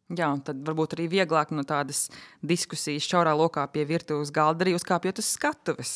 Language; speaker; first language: Latvian; native; Latvian